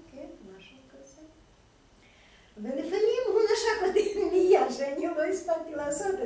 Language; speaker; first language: Hebrew; non-native, fluent; Russian